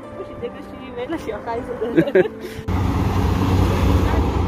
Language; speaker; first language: Chinese; non-native, learner; Persian